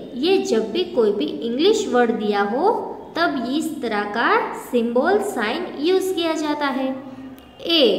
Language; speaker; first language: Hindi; non-native, local second language; Gujarati